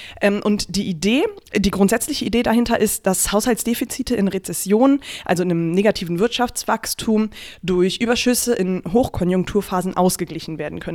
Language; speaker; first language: German; native; German